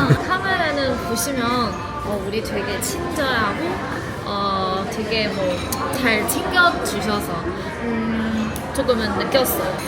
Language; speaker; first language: Korean; non-native, learner; Chinese